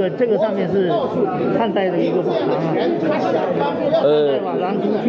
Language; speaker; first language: Chinese; native; Chinese